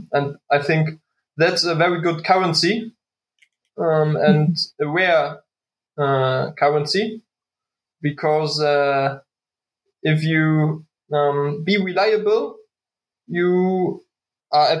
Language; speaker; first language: English; non-native, learner; German